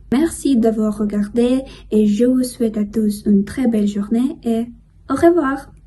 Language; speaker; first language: French; non-native, learner; Russian